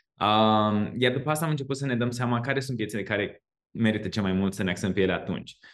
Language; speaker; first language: Romanian; native; Romanian